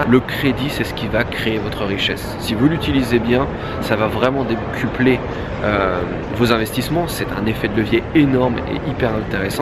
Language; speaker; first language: French; native; French